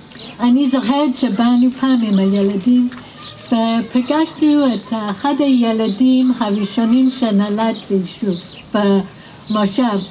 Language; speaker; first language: Hebrew; non-native, fluent; English